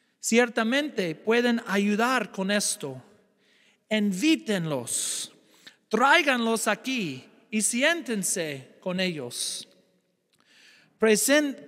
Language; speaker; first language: Spanish; non-native, fluent; English